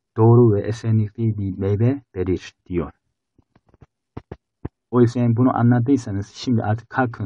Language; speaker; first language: Turkish; non-native, fluent; Korean